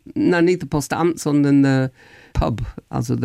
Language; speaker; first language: German; non-native, fluent; English